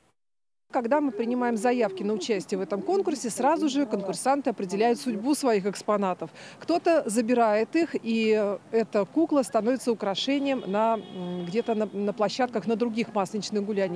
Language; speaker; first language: Russian; native; Russian